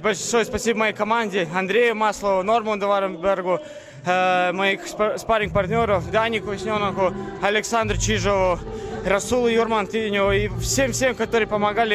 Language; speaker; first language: Russian; non-native, local second language; Latvian